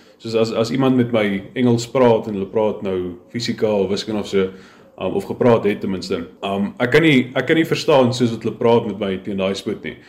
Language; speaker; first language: Afrikaans; native; Afrikaans